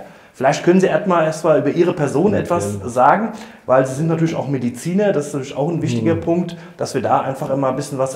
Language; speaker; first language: German; native; German